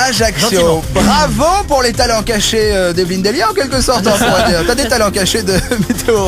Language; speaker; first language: French; native; French